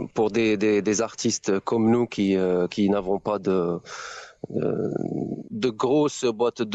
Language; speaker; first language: French; non-native, local second language; Arabic